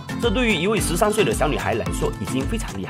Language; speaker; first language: Chinese; native; Chinese